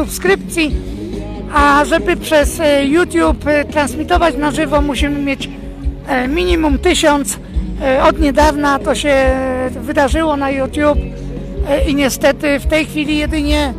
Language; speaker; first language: Polish; native; Polish